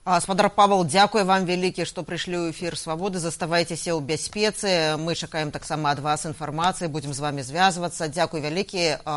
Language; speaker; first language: Belarusian; non-native, local second language; Russian